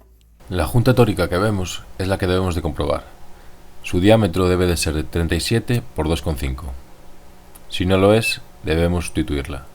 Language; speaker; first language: Spanish; native; Spanish